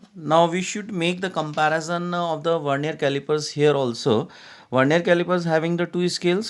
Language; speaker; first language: English; non-native, local second language; Hindi